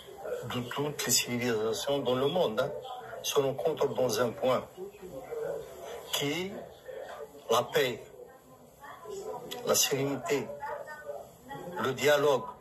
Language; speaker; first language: French; non-native, local second language; Arabic